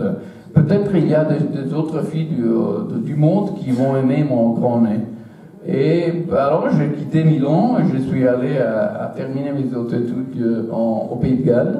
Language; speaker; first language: French; non-native, fluent; Italian